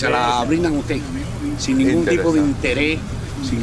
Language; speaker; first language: Spanish; native; Spanish